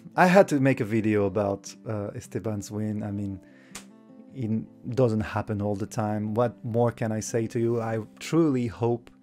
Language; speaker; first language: English; non-native, fluent; French